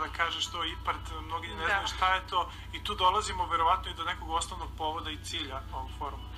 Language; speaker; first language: Serbian; native; Serbian